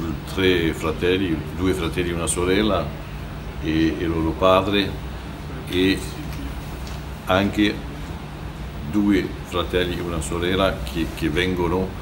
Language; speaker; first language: Italian; non-native, learner; French